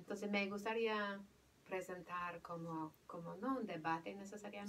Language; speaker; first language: Spanish; non-native, fluent; English